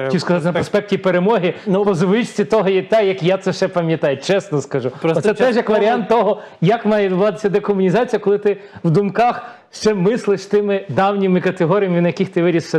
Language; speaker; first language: Ukrainian; native; Ukrainian